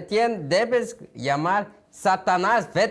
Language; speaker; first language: Spanish; non-native, fluent; Korean